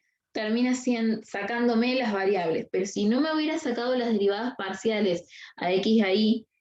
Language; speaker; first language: Spanish; native; Spanish